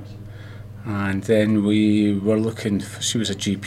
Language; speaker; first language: English; native; English